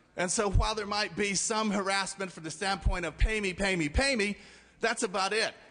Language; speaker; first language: English; native; English